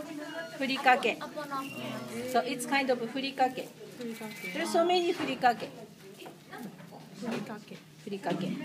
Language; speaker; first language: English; non-native, learner; Japanese